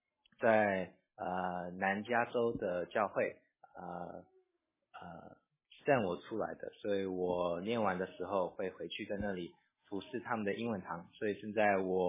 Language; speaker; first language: Chinese; early bilingual, heritage; English